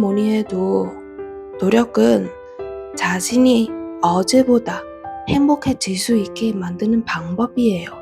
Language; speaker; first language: Korean; non-native, fluent; Vietnamese